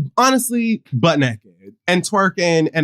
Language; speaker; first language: English; native; English